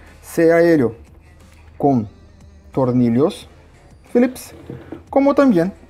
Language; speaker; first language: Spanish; non-native, learner; Portuguese